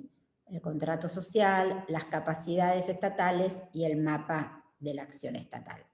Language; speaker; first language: Spanish; native; Spanish